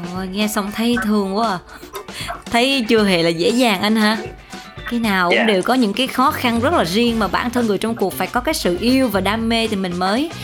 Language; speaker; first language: Vietnamese; native; Vietnamese